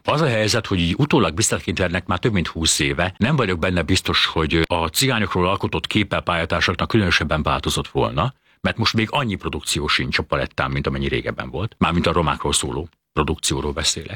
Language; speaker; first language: Hungarian; native; Hungarian